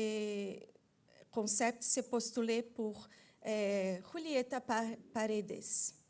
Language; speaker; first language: French; non-native, fluent; Portuguese